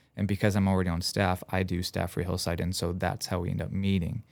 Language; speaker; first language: English; native; English